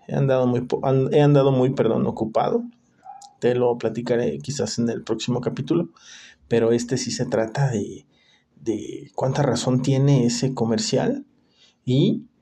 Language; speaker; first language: Spanish; native; Spanish